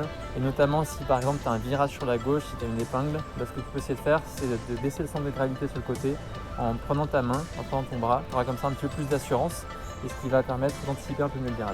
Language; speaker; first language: French; native; French